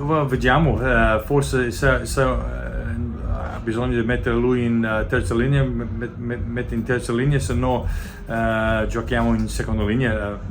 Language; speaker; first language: Italian; non-native, learner; English